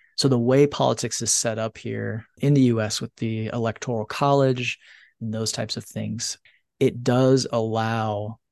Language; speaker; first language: English; native; English